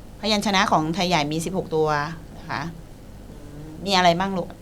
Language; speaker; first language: Thai; native; Thai